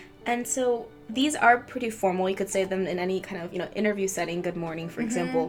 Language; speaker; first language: English; early bilingual, other home language; Chinese